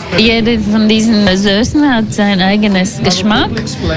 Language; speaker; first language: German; non-native, learner; Latvian